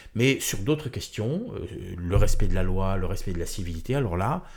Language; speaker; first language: French; native; French